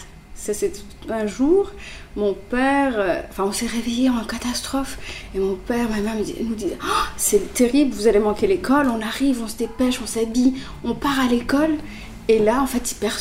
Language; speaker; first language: French; early bilingual, other home language; Kabyle